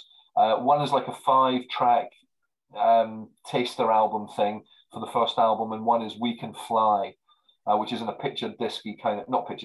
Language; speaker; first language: English; native; English